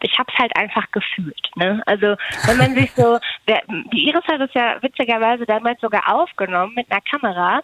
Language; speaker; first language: German; native; German